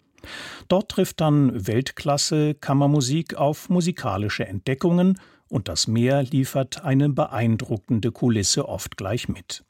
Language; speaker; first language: German; native; German